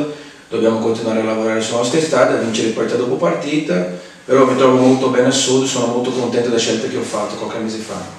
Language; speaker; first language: Italian; non-native, fluent; Portuguese